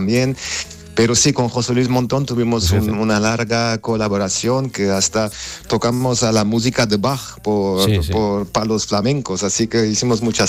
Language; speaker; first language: Spanish; non-native, fluent; Armenian